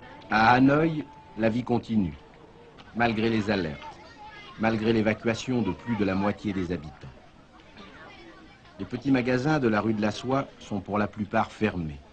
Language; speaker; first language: French; native; French